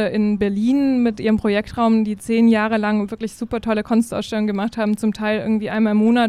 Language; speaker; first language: German; native; German